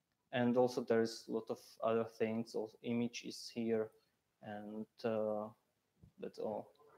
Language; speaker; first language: English; non-native, fluent; Slovak